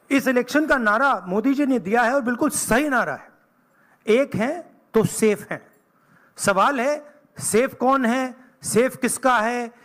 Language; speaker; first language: Hindi; native; Hindi